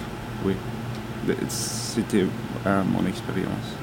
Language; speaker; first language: French; non-native, learner; German